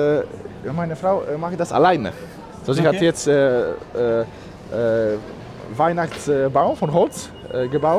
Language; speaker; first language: German; non-native, learner; Polish